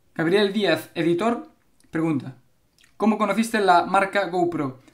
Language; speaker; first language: Spanish; native; Spanish